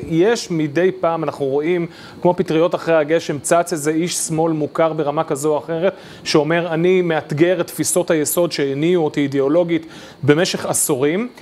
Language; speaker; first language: Hebrew; native; Hebrew